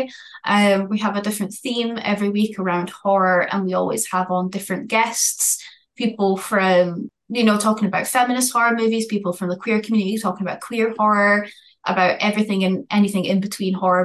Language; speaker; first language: English; native; English